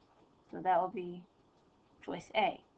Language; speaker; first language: English; native; English